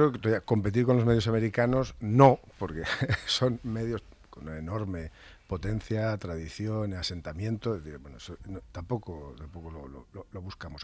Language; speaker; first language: Spanish; native; Spanish